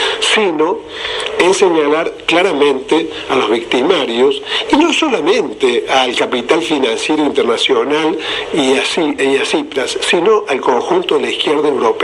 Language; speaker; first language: Spanish; native; Spanish